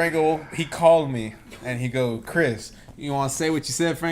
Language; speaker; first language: English; native; English